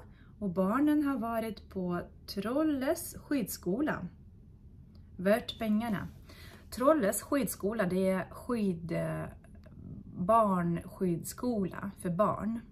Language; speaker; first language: Swedish; non-native, fluent; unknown